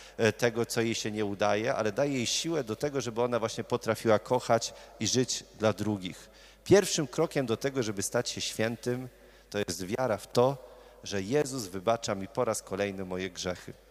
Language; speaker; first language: Polish; native; Polish